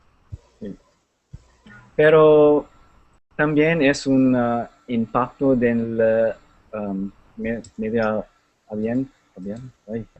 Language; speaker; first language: Spanish; non-native, learner; English